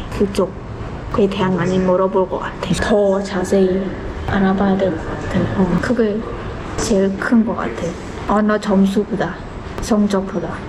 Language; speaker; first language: Korean; non-native, fluent; Khmer